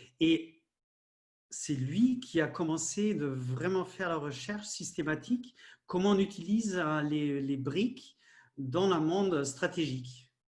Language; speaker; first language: French; non-native, fluent; German